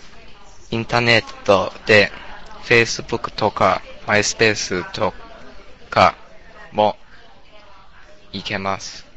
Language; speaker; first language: Japanese; non-native, learner; English